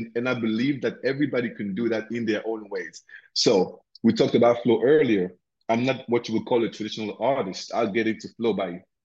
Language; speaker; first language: English; non-native, local second language; French